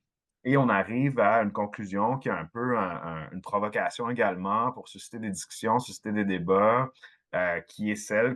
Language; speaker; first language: French; native; French